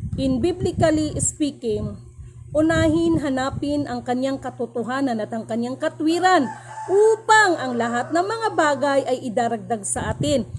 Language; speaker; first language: Filipino; non-native, local second language; Cebuano